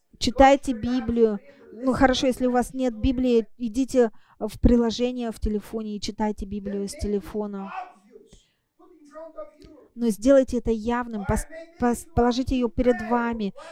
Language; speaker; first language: Russian; non-native, fluent; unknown